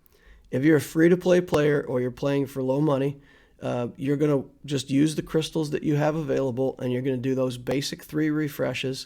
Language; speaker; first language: English; native; English